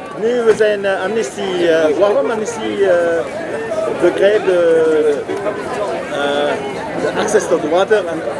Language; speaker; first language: Dutch; non-native, learner; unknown